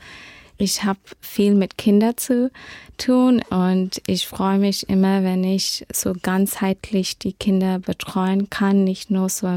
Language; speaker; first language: German; early bilingual, heritage; German